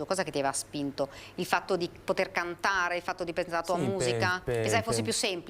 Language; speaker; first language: Italian; native; Italian